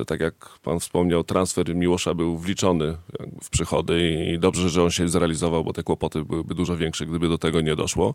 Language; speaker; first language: Polish; native; Polish